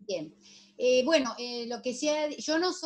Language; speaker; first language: Spanish; native; Spanish